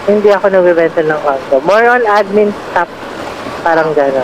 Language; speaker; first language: Filipino; native; Filipino